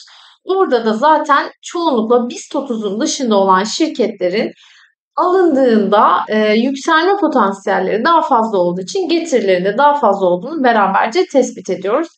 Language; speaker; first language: Turkish; native; Turkish